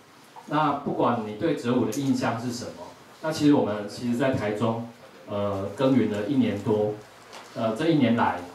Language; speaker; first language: Chinese; native; Chinese